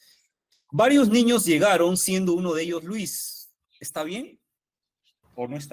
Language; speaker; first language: Spanish; native; Spanish